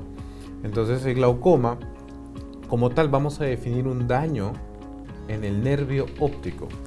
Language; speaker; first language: Spanish; native; Spanish